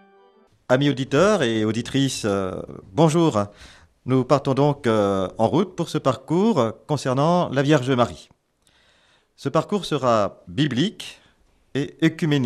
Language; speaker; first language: French; native; French